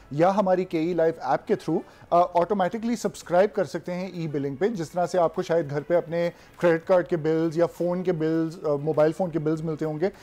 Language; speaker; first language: Urdu; native; Urdu